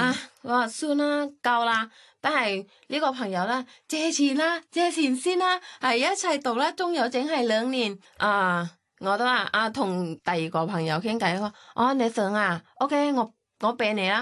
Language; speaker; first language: Cantonese; non-native, fluent; Thai